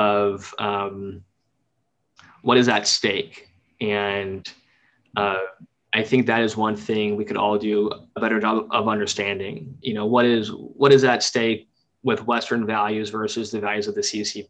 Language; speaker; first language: English; native; English